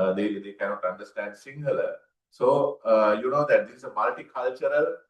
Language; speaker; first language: English; non-native, local second language; Sinhala